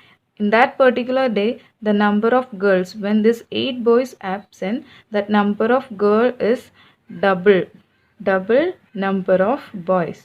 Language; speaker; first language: English; non-native, local second language; Malayalam